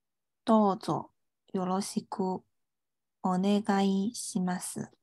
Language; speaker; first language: Japanese; non-native, fluent; Chinese